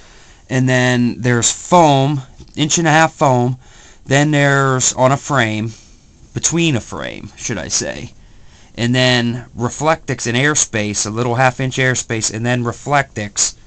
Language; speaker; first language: English; native; English